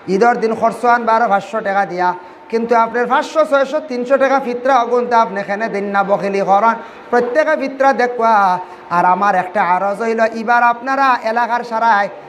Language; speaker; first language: Bangla; native; Bangla